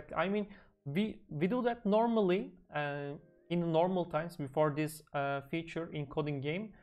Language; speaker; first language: English; non-native, fluent; Turkish